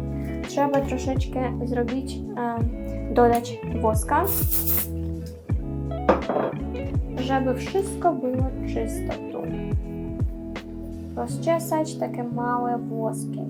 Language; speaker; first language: Polish; non-native, learner; Russian